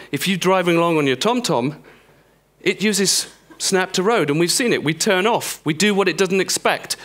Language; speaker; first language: English; native; English